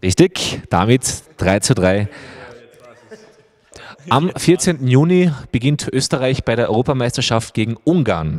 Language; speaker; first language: German; native; German